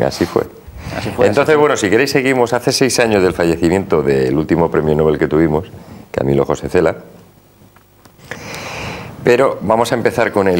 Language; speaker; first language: Spanish; native; Spanish